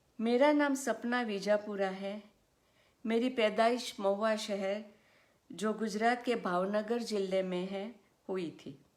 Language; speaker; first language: Hindi; non-native, local second language; Gujarati